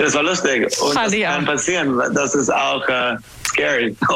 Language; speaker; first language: German; non-native, learner; English